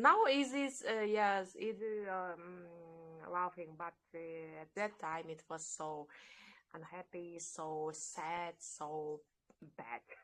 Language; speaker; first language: English; non-native, learner; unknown